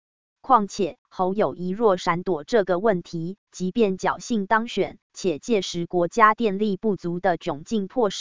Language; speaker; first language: Chinese; native; Chinese